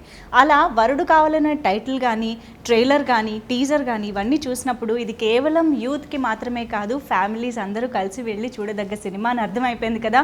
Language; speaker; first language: Telugu; native; Telugu